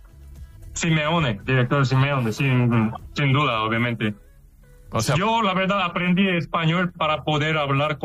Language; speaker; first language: Spanish; non-native, fluent; Korean